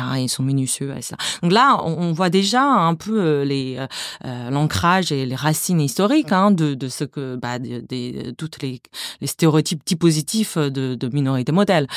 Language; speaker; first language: French; non-native, fluent; Chinese